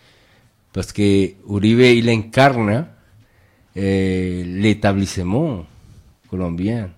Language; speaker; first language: French; non-native, fluent; Spanish